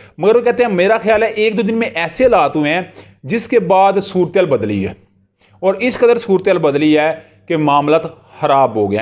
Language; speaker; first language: Urdu; non-native, local second language; Punjabi